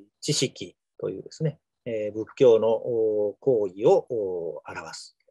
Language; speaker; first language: Japanese; native; Japanese